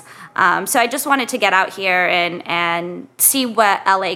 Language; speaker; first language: English; native; English